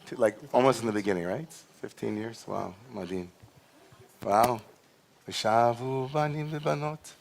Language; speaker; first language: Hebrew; native; Hebrew